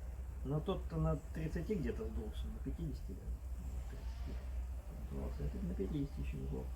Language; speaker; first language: Russian; native; Russian